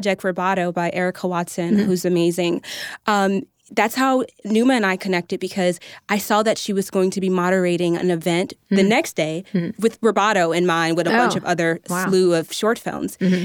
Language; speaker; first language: English; native; English